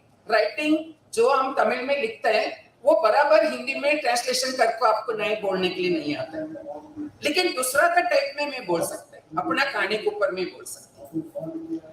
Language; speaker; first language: Hindi; non-native, local second language; Tamil